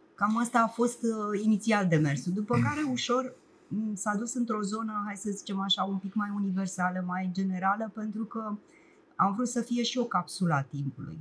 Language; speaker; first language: Romanian; native; Romanian